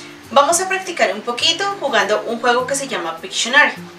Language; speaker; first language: Spanish; native; Spanish